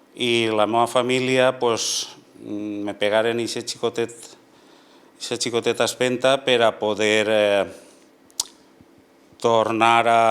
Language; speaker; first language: Catalan; native; Catalan